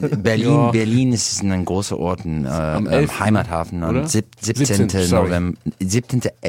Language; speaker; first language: German; non-native, learner; English